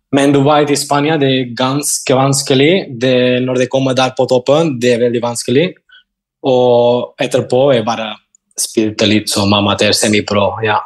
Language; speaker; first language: Norwegian; non-native, fluent; Spanish